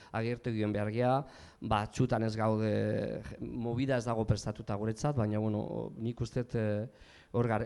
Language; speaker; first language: Basque; non-native, local second language; Spanish